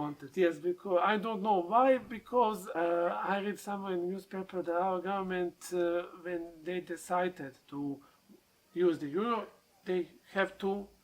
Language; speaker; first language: English; non-native, learner; Serbian